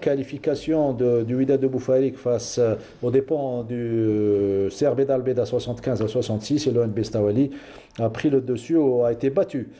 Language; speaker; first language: French; non-native, local second language; Arabic